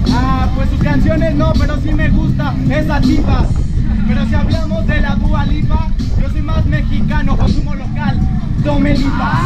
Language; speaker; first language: Spanish; native; Spanish